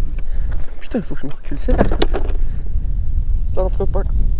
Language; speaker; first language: French; native; French